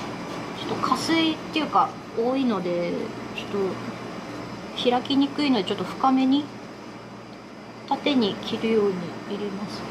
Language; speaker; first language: Japanese; native; Japanese